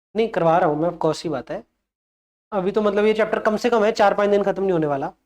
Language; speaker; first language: Hindi; non-native, local second language; Punjabi